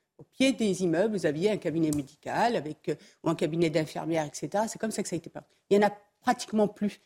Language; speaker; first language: French; early bilingual, other home language; Arabic